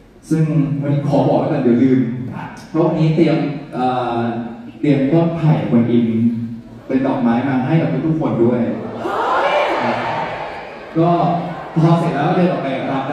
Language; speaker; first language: Thai; native; Thai